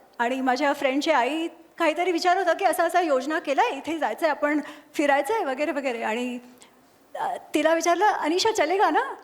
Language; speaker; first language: Marathi; non-native, local second language; Gujarati